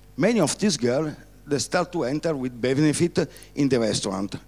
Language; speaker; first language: English; non-native, learner; Italian